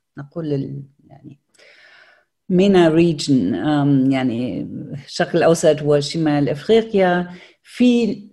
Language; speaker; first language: Arabic; non-native, fluent; German